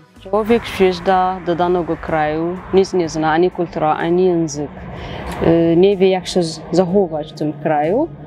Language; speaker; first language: Polish; non-native, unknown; Tigrinya